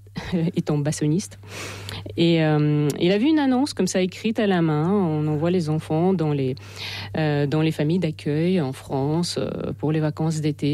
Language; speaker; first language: French; non-native, fluent; Russian